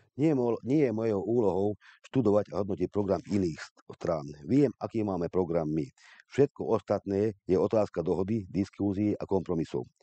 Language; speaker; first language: Slovak; non-native, local second language; Hungarian